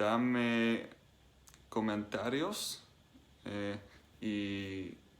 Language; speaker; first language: Spanish; non-native, learner; English